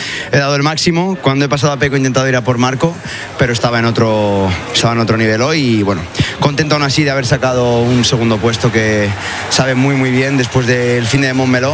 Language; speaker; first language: Spanish; native; Spanish